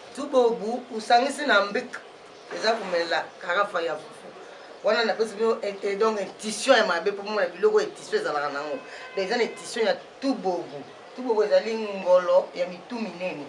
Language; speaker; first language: Lingala; non-native, local second language; Luba-Lulua